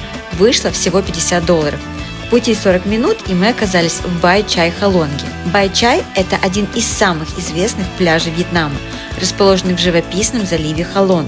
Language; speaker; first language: Russian; native; Russian